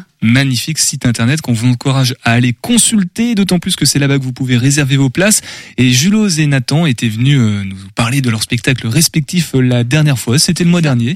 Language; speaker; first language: French; native; French